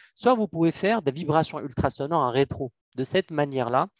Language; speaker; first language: French; non-native, local second language; Arabic